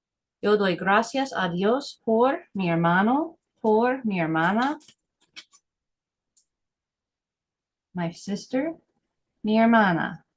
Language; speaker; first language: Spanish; non-native, fluent; English